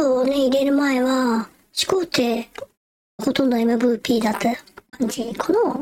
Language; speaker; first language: Japanese; native; Japanese